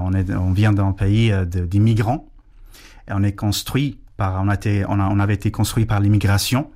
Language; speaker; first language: French; non-native, fluent; Spanish